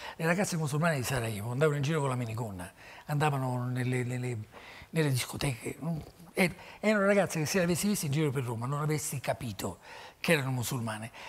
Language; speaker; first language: Italian; native; Italian